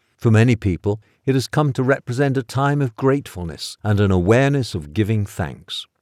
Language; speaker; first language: English; native; English